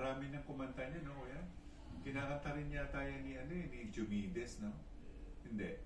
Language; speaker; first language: Filipino; native; Filipino